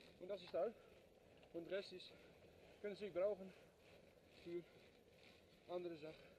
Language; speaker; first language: German; non-native, learner; Dutch